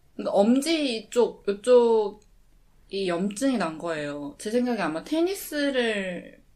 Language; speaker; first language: Korean; early bilingual, heritage; Korean